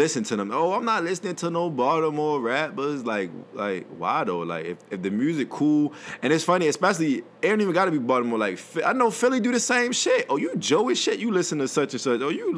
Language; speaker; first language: English; native; English